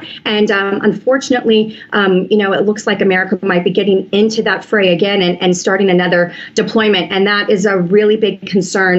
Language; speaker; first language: English; native; English